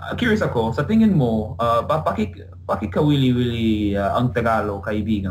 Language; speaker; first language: Filipino; non-native, learner; English